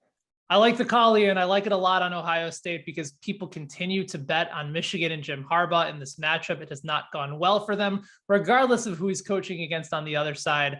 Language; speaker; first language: English; native; English